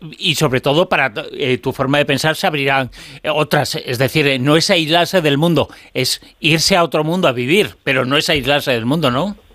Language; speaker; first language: Spanish; native; Spanish